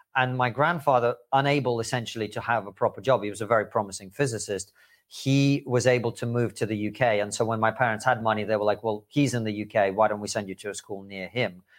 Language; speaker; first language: English; early bilingual, other home language; Russian